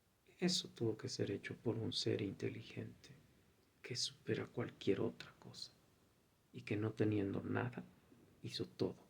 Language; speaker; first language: Spanish; native; Spanish